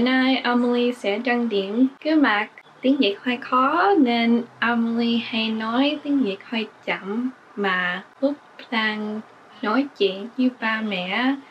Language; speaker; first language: Vietnamese; early bilingual, heritage; English